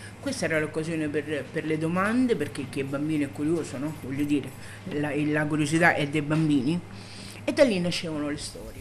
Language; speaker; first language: Italian; native; Italian